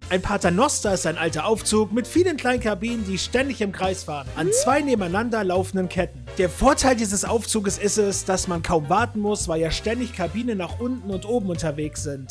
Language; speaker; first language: German; native; German